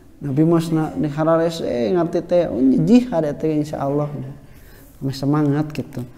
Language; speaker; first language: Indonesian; non-native, local second language; Sundanese